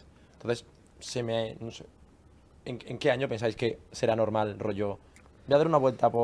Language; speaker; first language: Spanish; native; Spanish